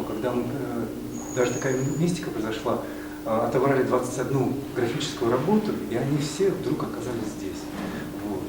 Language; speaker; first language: Russian; native; Russian